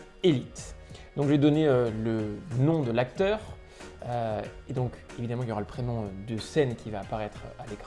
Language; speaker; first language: French; native; French